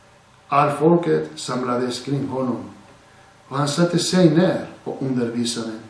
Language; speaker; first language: Swedish; non-native, fluent; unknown